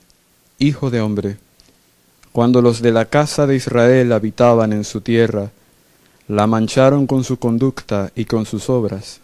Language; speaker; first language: Spanish; native; Spanish